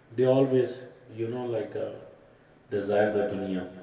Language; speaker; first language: English; non-native, learner; Punjabi